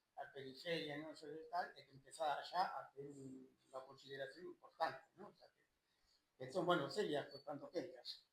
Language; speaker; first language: Galician; native; Galician